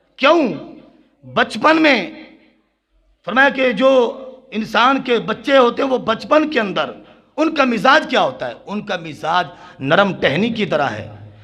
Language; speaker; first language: Urdu; non-native, local second language; Punjabi